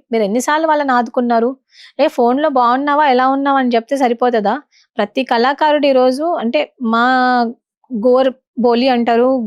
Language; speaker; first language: Telugu; non-native, local second language; Lambadi